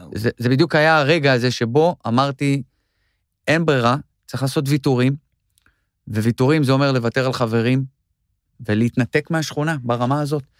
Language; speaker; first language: Hebrew; native; Hebrew